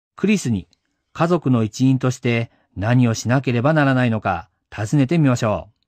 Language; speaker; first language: Japanese; native; Japanese